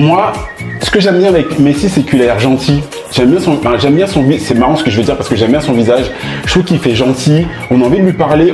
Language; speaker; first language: French; native; French